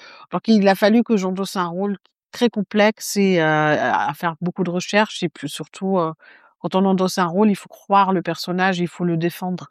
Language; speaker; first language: French; non-native, local second language; Arabic